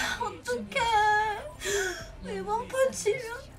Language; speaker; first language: Korean; native; Korean